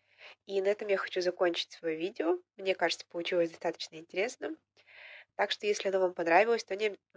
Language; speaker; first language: Russian; native; Russian